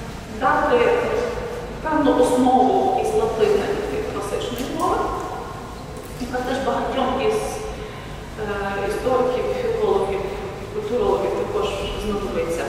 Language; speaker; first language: Ukrainian; native; Ukrainian